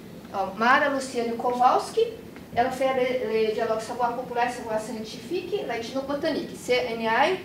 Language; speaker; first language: French; non-native, learner; Portuguese